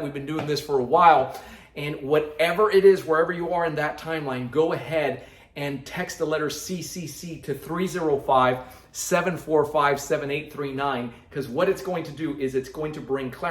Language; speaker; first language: English; native; English